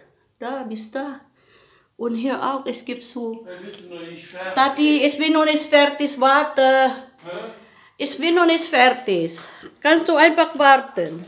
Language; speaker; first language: German; non-native, learner; Filipino